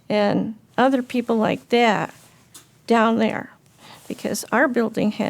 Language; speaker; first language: English; native; English